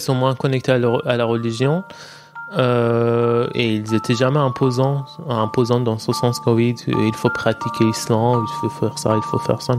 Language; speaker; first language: French; non-native, fluent; Persian